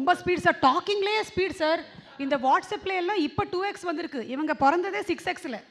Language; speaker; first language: Tamil; non-native, fluent; Telugu